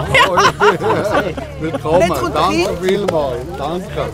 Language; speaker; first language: German; native; German